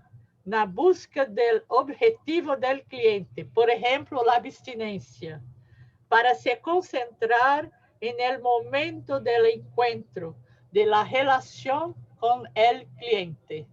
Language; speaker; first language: Spanish; non-native, learner; Portuguese